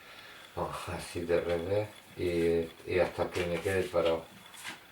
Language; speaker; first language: Spanish; early bilingual, heritage; Spanish